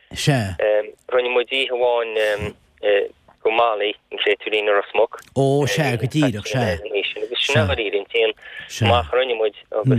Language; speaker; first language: Irish; native; Irish